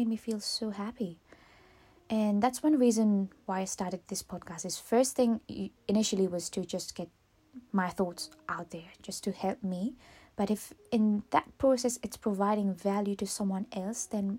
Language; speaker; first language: English; non-native, fluent; Morisyen